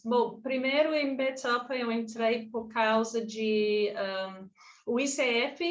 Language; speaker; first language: Portuguese; non-native, fluent; English